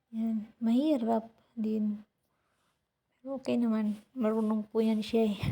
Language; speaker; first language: Filipino; non-native, local second language; Waray